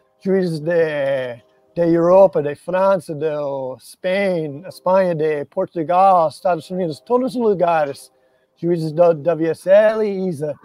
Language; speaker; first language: Portuguese; non-native, fluent; English